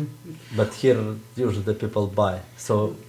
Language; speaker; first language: English; non-native, fluent; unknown